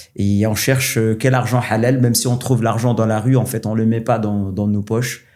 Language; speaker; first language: French; non-native, local second language; Arabic